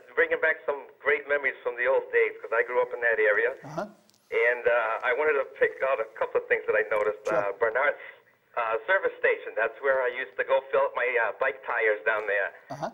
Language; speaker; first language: English; native; English